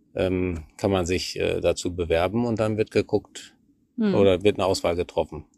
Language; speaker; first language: German; native; German